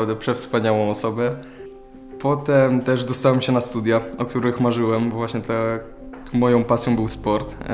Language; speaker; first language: Polish; native; Polish